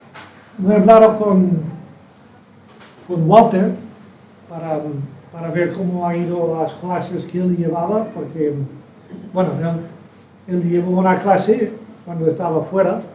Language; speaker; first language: Spanish; non-native, fluent; English